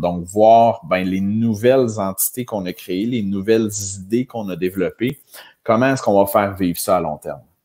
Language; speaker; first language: French; native; French